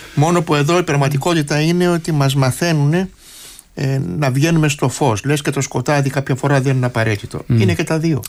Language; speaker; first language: Greek; native; Greek